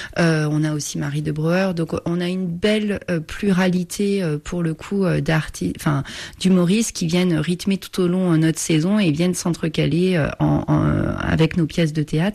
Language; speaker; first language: French; native; French